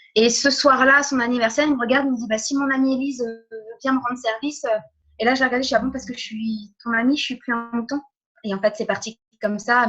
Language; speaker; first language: French; early bilingual, other home language; Portuguese